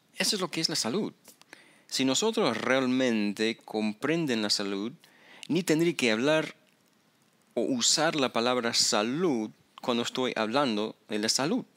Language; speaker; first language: Spanish; non-native, fluent; English